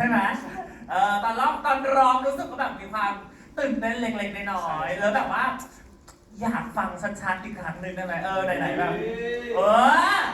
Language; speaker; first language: Thai; native; Thai